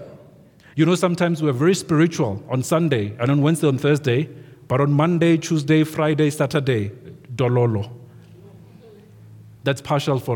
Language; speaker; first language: English; non-native, local second language; Venda